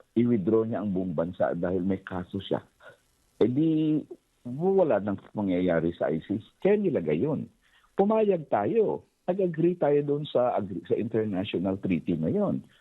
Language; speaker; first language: Filipino; native; Filipino